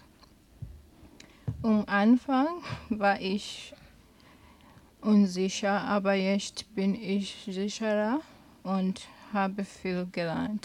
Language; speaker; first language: German; non-native, learner; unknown